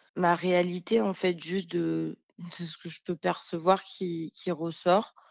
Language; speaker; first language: French; native; French